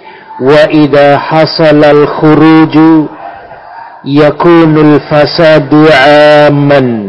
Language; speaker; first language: Arabic; non-native, fluent; Indonesian